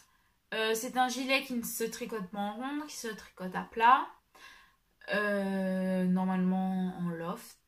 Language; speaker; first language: French; native; French